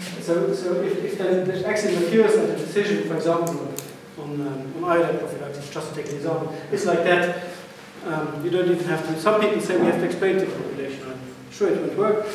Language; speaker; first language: English; non-native, fluent; Luxembourgish